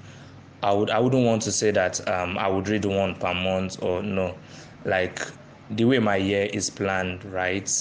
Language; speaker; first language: English; non-native, local second language; Igbo